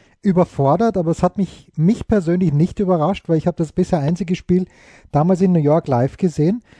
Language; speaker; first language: German; native; German